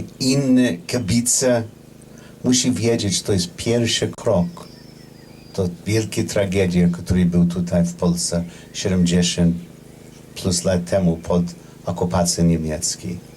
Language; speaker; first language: Polish; non-native, learner; English